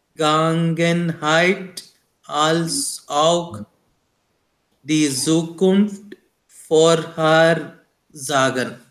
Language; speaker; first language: German; non-native, learner; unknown